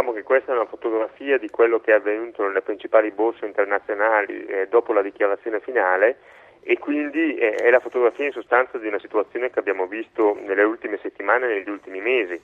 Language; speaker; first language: Italian; native; Italian